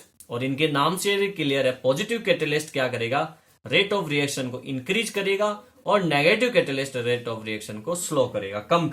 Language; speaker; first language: Hindi; native; Hindi